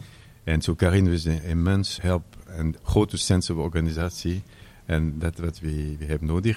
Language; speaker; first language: Dutch; non-native, learner; French